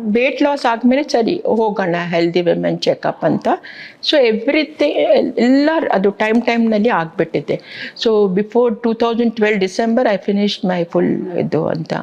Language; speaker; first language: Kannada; non-native, local second language; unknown